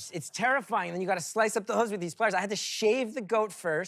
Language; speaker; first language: English; native; English